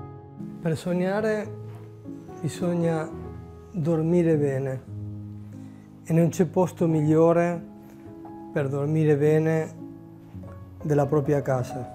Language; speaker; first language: Italian; non-native, local second language; Spanish